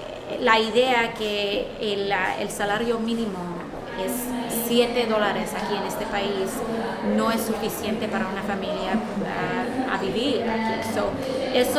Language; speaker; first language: Spanish; early bilingual, heritage; Spanish